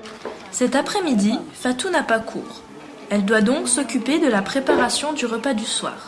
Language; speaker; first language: French; native; French